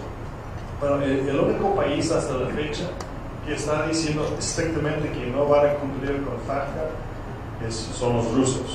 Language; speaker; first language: Spanish; non-native, fluent; English